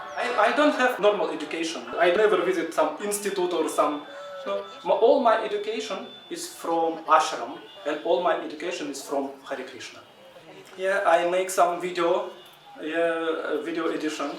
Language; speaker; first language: English; non-native, learner; Russian